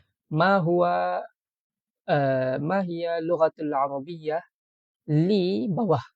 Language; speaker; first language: Arabic; non-native, fluent; Malay